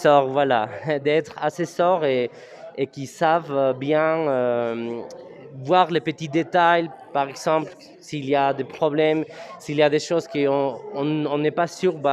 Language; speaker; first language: French; non-native, fluent; Spanish